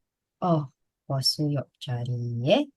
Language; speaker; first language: Korean; non-native, learner; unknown